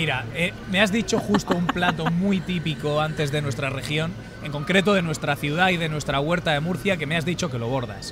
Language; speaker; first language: Spanish; native; Spanish